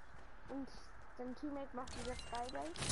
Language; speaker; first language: German; native; German